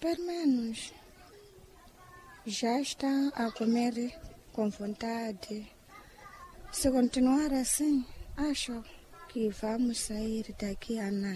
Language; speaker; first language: Portuguese; non-native, local second language; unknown